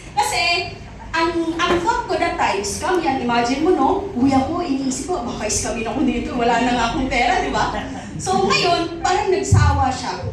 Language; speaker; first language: Filipino; non-native, local second language; Masbatenyo